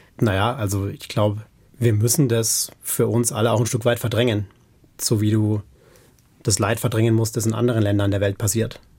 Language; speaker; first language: German; native; German